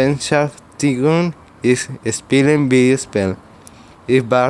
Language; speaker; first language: German; non-native, learner; Spanish